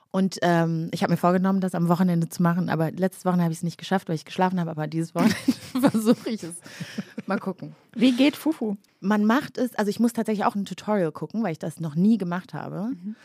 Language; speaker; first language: German; early bilingual, other home language; Kinyarwanda